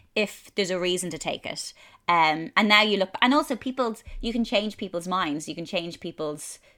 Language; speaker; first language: English; native; English